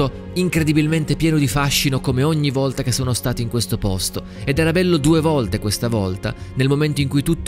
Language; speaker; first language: Italian; native; Italian